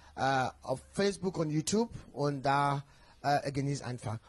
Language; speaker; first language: German; non-native, fluent; Akan